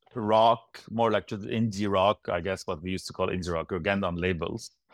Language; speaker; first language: English; non-native, fluent; Arabic